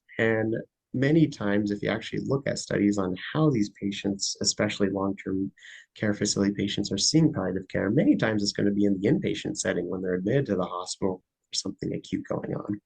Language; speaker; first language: English; native; English